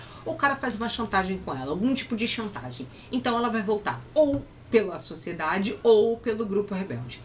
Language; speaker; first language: Portuguese; native; Portuguese